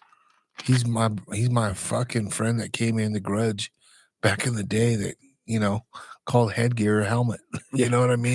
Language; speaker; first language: English; native; English